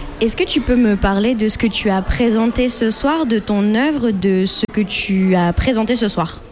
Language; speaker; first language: French; native; French